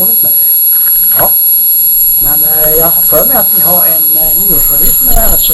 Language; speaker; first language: Swedish; native; Swedish